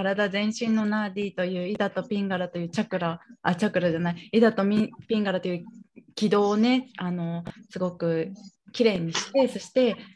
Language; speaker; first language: Japanese; native; Japanese